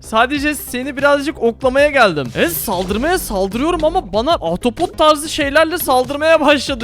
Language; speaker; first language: Turkish; native; Turkish